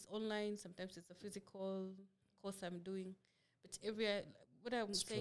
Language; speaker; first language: English; non-native, local second language; Swahili